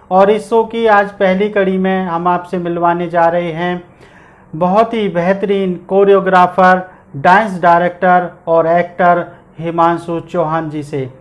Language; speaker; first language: Hindi; native; Hindi